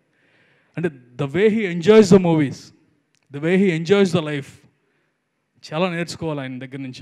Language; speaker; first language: Telugu; native; Telugu